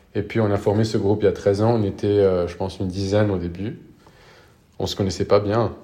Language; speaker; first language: French; non-native, local second language; Arabic